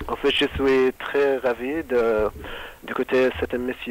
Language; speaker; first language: French; non-native, fluent; Arabic